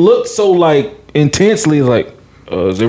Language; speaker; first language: English; native; English